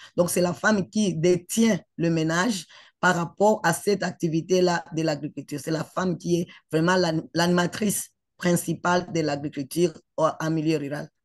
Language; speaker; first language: French; non-native, local second language; Swahili